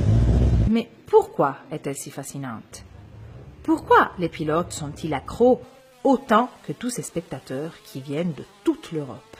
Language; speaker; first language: French; native; French